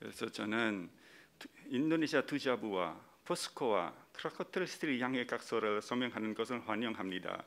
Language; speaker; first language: Korean; non-native, fluent; Indonesian